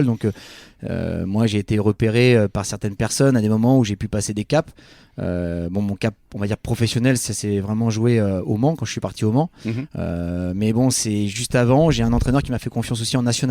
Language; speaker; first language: French; native; French